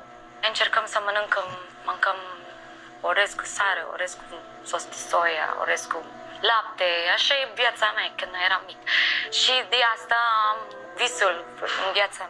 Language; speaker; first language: Romanian; non-native, learner; Filipino